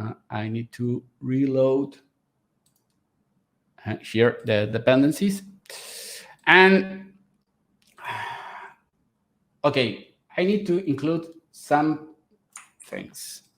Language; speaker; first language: English; non-native, fluent; Spanish